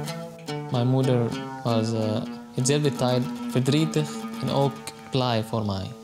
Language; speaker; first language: Dutch; non-native, learner; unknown